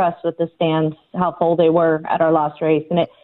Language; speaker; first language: English; native; English